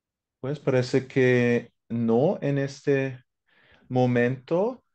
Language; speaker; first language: Spanish; non-native, fluent; German